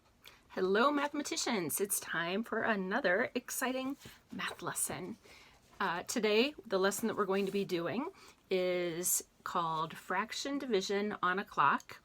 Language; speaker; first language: English; native; English